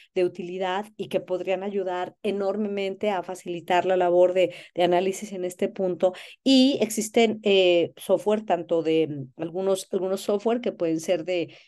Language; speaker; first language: Spanish; native; Spanish